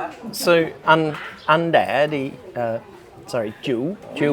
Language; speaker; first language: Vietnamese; non-native, learner; English